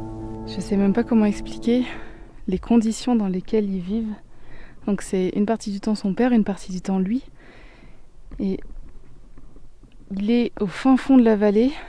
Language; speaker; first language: French; native; French